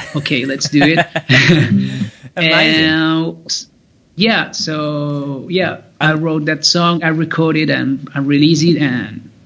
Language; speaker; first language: English; non-native, fluent; Spanish